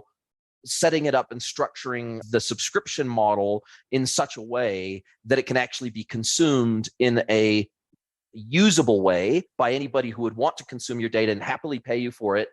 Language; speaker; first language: English; native; English